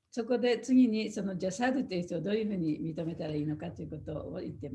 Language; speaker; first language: Japanese; native; Japanese